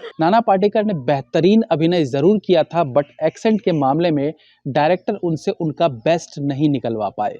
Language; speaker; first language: Hindi; native; Hindi